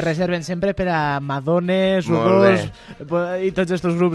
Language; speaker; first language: Catalan; native; Catalan